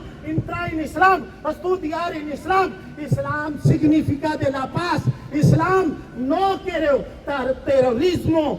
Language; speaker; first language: Spanish; non-native, learner; Urdu